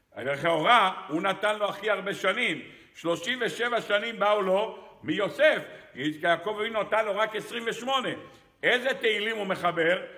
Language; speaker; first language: Hebrew; native; Hebrew